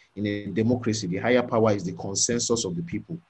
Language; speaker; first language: English; non-native, local second language; Yoruba